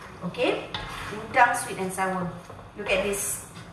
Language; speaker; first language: English; non-native, local second language; Tamil